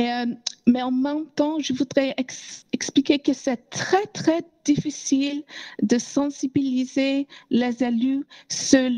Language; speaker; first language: French; non-native, learner; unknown